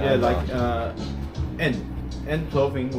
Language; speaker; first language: English; non-native, learner; Chinese